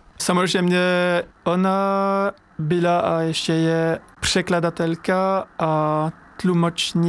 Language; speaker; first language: Czech; non-native, learner; French